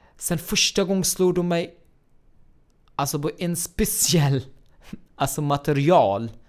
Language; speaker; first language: Swedish; non-native, fluent; Arabic